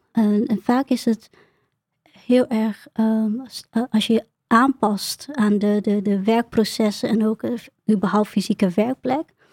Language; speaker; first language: Dutch; early bilingual, other home language; Vietnamese